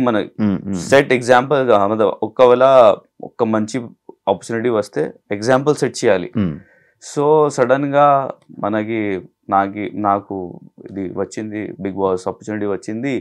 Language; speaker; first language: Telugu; non-native, local second language; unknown